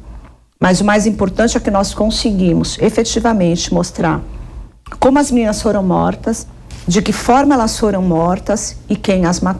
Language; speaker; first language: Portuguese; native; Portuguese